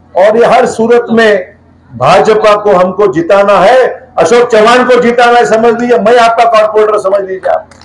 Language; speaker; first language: Hindi; non-native, local second language; Marathi